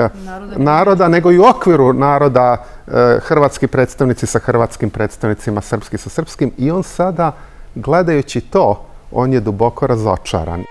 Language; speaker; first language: Serbian; native; Serbian